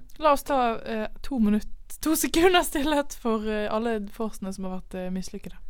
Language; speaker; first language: Norwegian; native; Norwegian